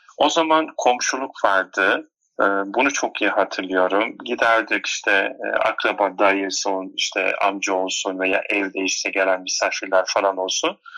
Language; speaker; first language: Turkish; non-native, local second language; Turoyo